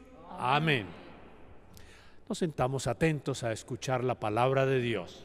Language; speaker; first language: Spanish; native; Spanish